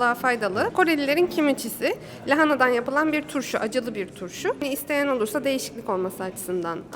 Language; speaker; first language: Turkish; native; Turkish